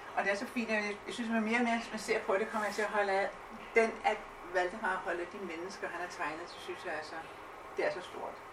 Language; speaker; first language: Danish; native; Danish